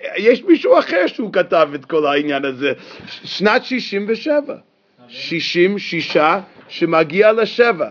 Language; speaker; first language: Hebrew; non-native, fluent; English